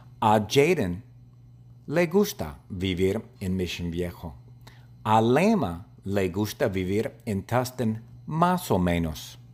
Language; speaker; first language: Spanish; non-native, fluent; English